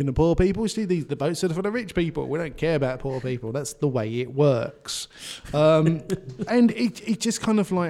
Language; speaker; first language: English; native; English